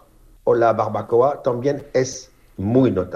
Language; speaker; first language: Spanish; non-native, fluent; French